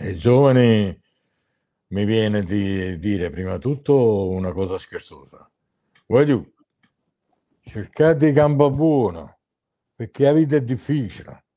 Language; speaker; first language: Italian; native; Italian